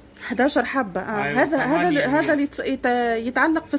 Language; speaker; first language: Arabic; native; Arabic